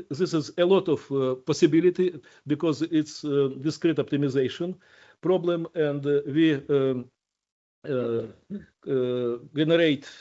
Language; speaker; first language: English; non-native, learner; Ukrainian